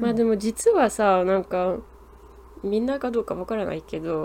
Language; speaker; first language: Japanese; non-native, fluent; English